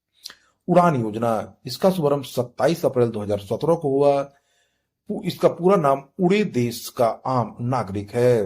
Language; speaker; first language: Hindi; native; Hindi